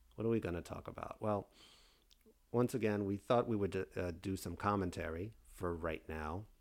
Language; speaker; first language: English; native; English